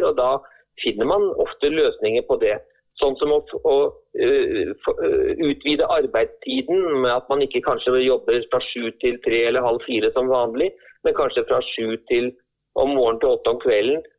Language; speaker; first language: Norwegian; native; Norwegian